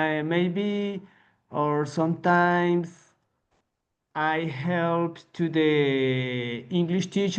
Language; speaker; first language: English; non-native, learner; Spanish